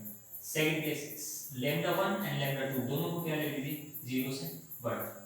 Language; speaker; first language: Hindi; native; Hindi